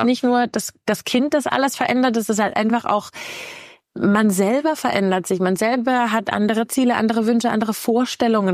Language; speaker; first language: German; native; German